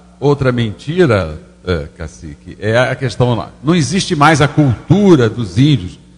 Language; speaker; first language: Portuguese; native; Portuguese